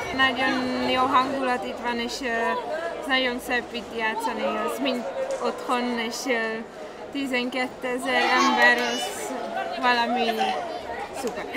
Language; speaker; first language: Hungarian; non-native, learner; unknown